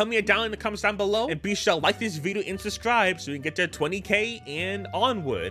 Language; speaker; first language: English; native; English